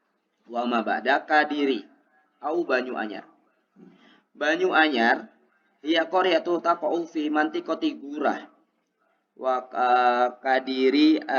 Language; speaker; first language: Arabic; non-native, learner; Indonesian